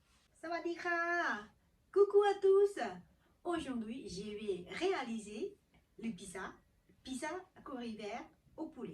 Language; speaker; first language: French; non-native, learner; Thai